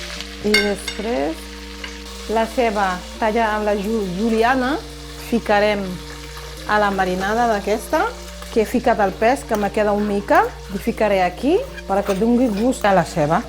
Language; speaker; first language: Catalan; non-native, local second language; Fula